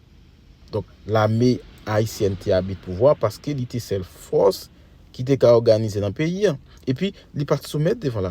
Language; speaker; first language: French; non-native, local second language; Haitian Creole